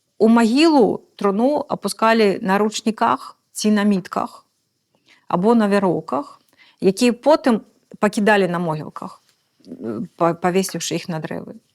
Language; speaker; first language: Belarusian; native; Belarusian